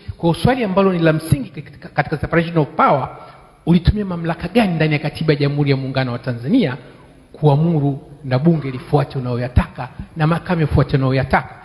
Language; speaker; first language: Swahili; non-native, local second language; Sukuma